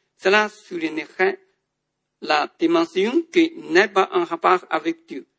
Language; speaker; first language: French; non-native, fluent; Chinese